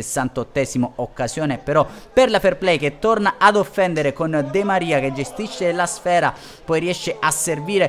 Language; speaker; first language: Italian; native; Italian